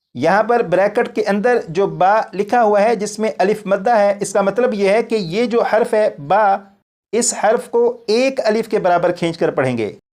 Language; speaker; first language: Urdu; native; Urdu